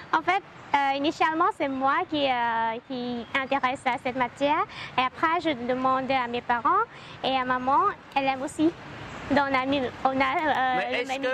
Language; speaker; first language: French; non-native, learner; Khmer